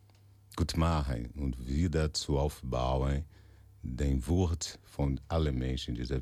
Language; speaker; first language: German; non-native, fluent; Portuguese